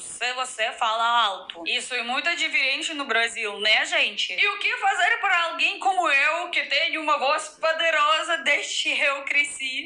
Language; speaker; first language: Portuguese; non-native, fluent; Russian